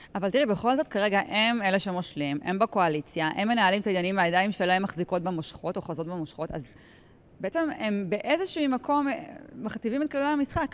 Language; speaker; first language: Hebrew; native; Hebrew